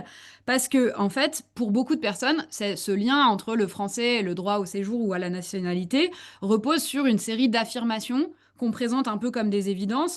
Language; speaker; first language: French; native; French